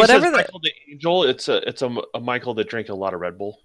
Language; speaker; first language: English; native; English